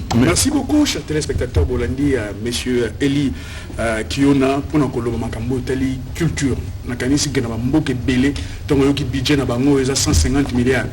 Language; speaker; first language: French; non-native, local second language; Lingala